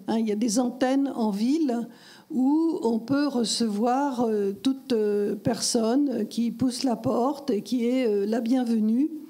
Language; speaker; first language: French; native; French